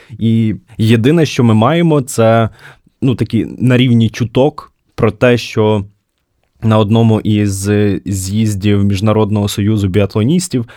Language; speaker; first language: Ukrainian; native; Ukrainian